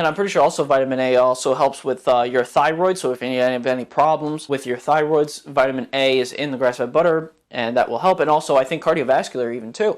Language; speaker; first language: English; native; English